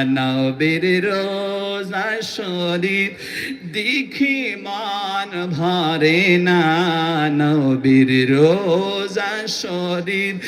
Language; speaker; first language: Bangla; non-native, local second language; Assamese